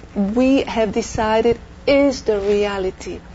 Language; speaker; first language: English; non-native, fluent; French